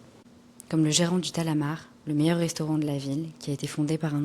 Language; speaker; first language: French; native; French